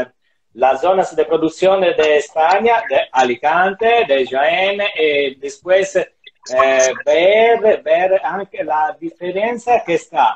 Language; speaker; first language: Spanish; non-native, learner; Italian